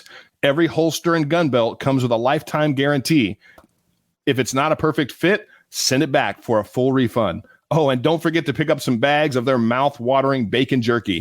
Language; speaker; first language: English; native; English